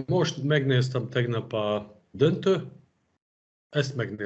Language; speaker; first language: Hungarian; non-native, fluent; Serbian